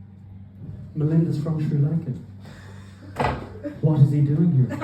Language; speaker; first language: English; native; English